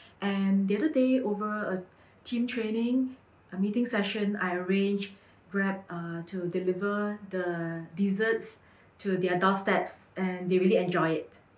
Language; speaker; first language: English; native; English